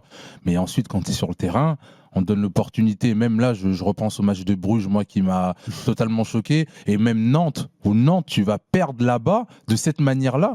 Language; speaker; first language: French; native; French